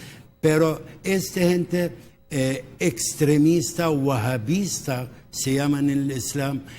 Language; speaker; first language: Spanish; early bilingual, heritage; Spanish